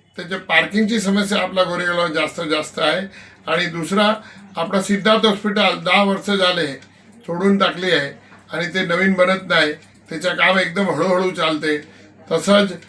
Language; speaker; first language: Marathi; non-native, local second language; Gujarati